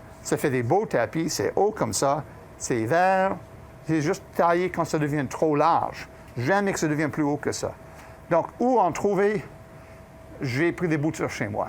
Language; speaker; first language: French; native; French